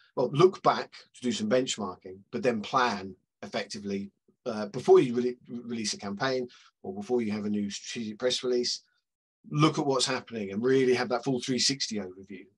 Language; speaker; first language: English; native; English